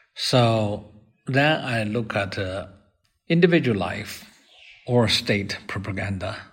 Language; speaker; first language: English; non-native, fluent; Chinese